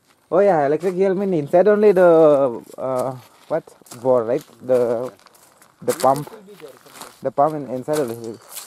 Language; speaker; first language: English; non-native, learner; Indonesian